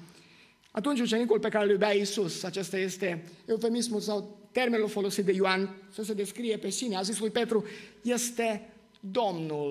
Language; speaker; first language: Romanian; native; Romanian